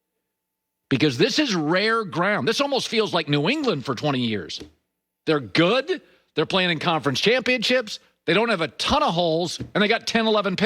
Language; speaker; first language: English; native; English